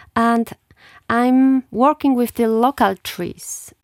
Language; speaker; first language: English; non-native, fluent; Polish